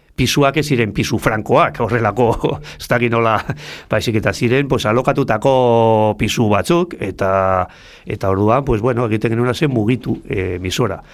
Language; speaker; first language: Basque; non-native, local second language; Spanish